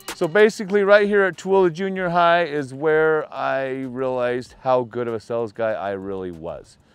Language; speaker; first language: English; native; English